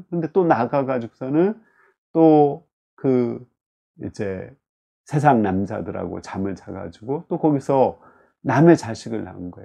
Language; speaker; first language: Korean; native; Korean